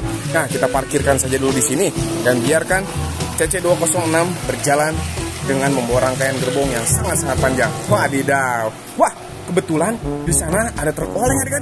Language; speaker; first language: Indonesian; native; Indonesian